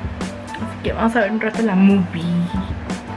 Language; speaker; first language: Spanish; native; Spanish